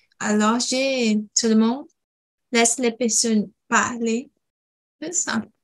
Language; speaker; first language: French; non-native, learner; Portuguese